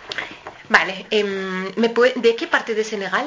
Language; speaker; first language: Spanish; native; Spanish